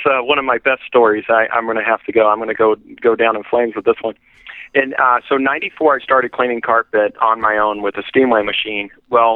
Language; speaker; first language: English; native; English